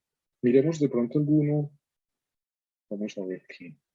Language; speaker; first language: Spanish; native; Spanish